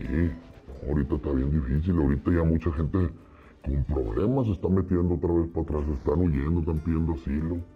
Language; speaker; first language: Spanish; native; Spanish